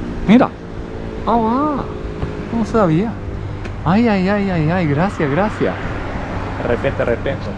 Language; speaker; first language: Spanish; non-native, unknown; Japanese